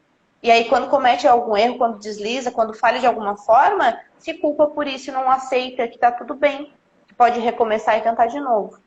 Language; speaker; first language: Portuguese; native; Portuguese